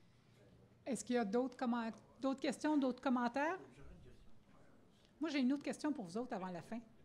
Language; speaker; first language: French; native; French